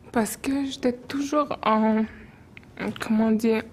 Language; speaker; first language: French; non-native, learner; Persian